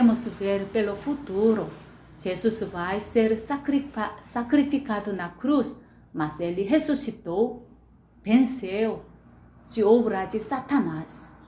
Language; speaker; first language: Portuguese; non-native, learner; Korean